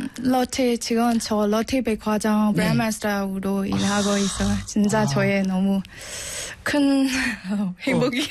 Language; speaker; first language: Korean; non-native, learner; Burmese